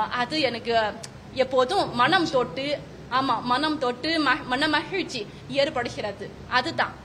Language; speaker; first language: Tamil; non-native, fluent; Chinese